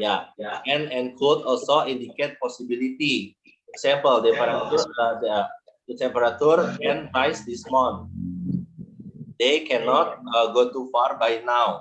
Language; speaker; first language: English; non-native, learner; Indonesian